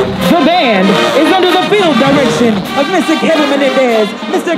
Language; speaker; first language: English; native; English